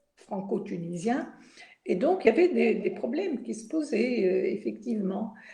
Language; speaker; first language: French; non-native, local second language; Arabic